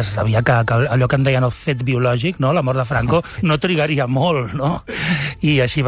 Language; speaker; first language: Catalan; native; Catalan